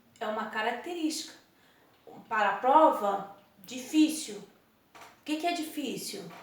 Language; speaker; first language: Portuguese; native; Portuguese